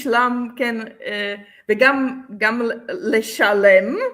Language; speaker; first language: Hebrew; non-native, fluent; Czech